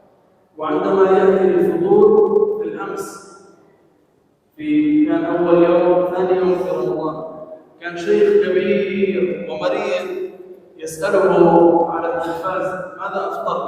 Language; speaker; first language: Arabic; native; Arabic